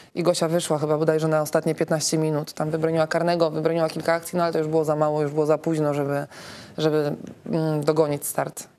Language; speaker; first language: Polish; native; Polish